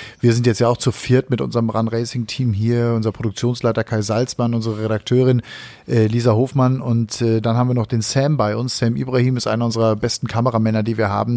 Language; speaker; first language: German; native; German